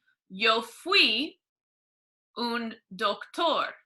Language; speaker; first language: Spanish; non-native, fluent; English